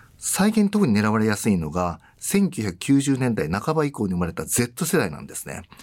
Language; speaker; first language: Japanese; native; Japanese